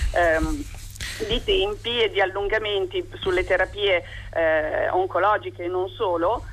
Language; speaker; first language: Italian; native; Italian